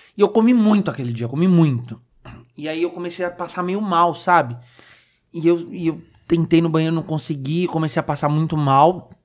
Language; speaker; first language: Portuguese; native; Portuguese